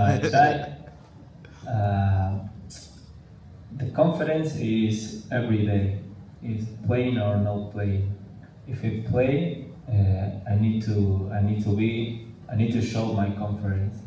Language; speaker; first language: English; non-native, learner; Spanish